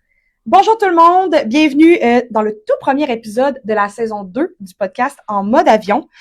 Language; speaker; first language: French; native; French